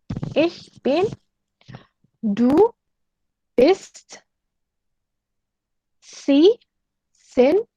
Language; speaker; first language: German; non-native, learner; Indonesian